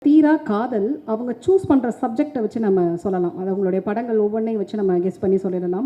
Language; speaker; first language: Tamil; native; Tamil